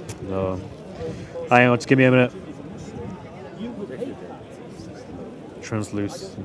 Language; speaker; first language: English; native; English